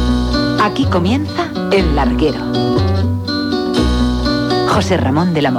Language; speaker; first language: Spanish; native; Spanish